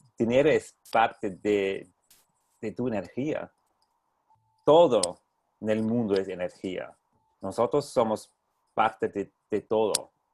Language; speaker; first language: Spanish; non-native, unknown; German